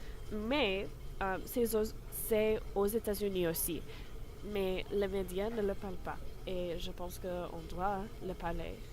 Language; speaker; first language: French; non-native, learner; English